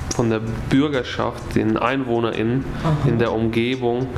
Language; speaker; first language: German; native; German